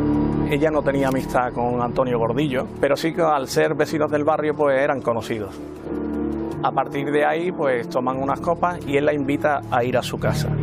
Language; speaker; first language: Spanish; native; Spanish